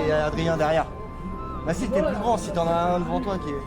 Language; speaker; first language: French; native; French